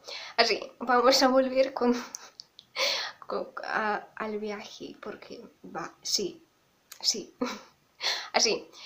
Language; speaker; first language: Spanish; non-native, fluent; Russian